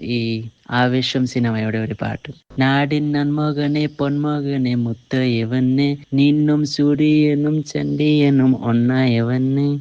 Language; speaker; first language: Malayalam; non-native, fluent; Assamese